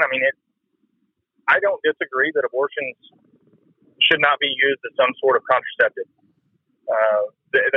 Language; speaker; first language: English; native; English